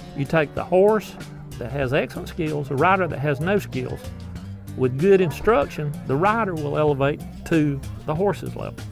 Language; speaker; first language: English; native; English